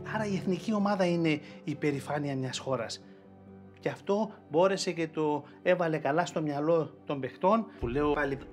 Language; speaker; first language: Greek; early bilingual, heritage; Greek